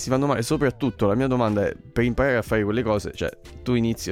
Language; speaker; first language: Italian; native; Italian